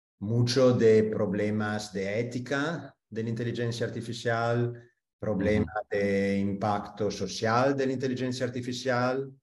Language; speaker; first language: Spanish; non-native, fluent; Italian